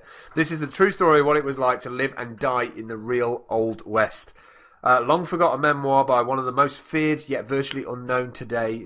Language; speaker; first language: English; native; English